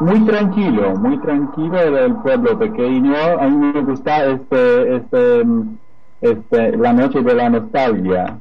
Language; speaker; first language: Spanish; non-native, fluent; Polish